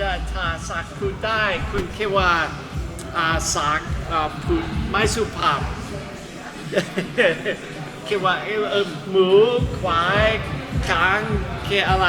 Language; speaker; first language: Thai; non-native, learner; English